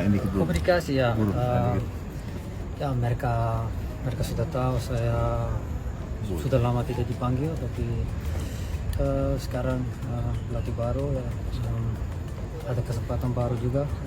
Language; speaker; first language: Indonesian; non-native, fluent; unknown